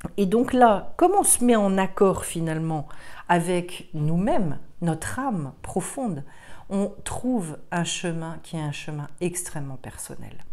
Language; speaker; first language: French; native; French